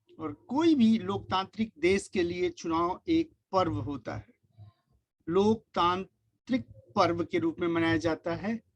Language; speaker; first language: Hindi; native; Hindi